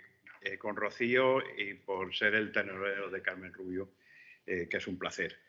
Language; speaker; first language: Spanish; native; Spanish